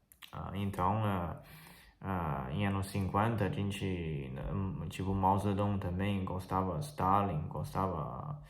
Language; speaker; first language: Portuguese; non-native, fluent; Chinese